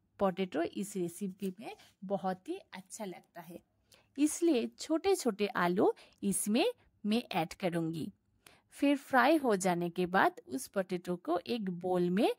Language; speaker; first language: Hindi; non-native, local second language; Bangla